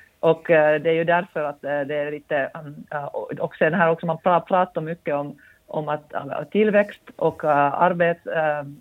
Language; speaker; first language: Swedish; non-native, local second language; Finnish